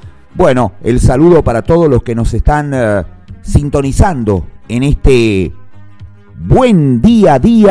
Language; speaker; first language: Spanish; native; Spanish